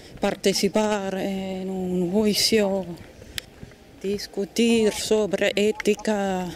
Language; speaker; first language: Spanish; non-native, fluent; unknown